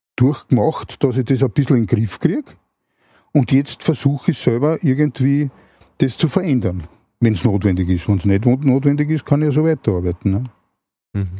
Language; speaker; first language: German; native; German